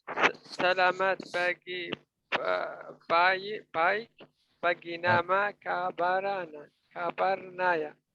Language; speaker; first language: Indonesian; non-native, learner; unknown